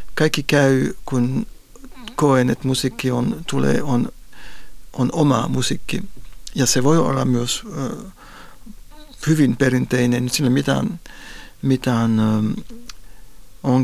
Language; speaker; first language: Finnish; non-native, fluent; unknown